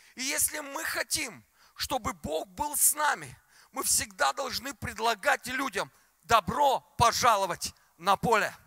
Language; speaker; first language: Russian; native; Russian